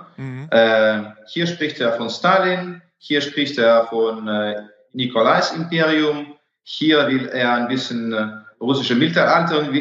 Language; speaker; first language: German; non-native, fluent; Russian